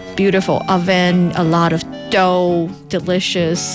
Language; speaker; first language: English; non-native, fluent; Chinese